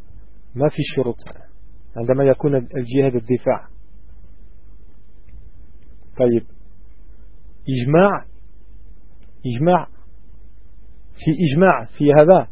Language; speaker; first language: Arabic; non-native, learner; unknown